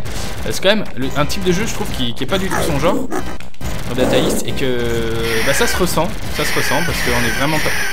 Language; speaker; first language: French; native; French